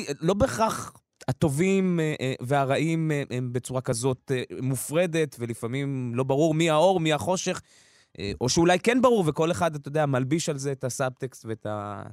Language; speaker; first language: Hebrew; early bilingual, other home language; Russian